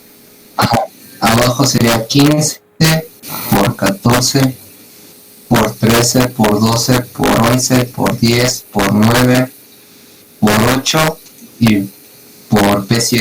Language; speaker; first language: Spanish; native; Spanish